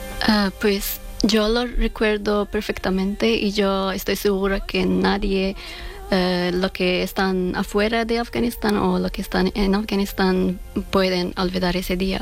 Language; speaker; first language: Spanish; non-native, learner; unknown